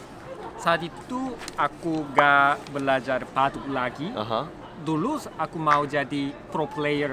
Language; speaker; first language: Indonesian; non-native, learner; Korean